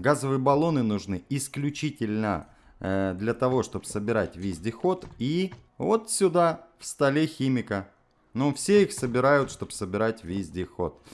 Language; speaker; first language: Russian; native; Russian